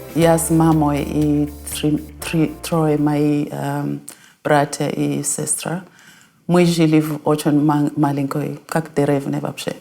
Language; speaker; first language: Russian; non-native, fluent; North Ndebele